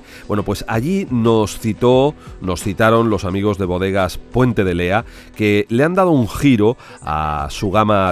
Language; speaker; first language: Spanish; native; Spanish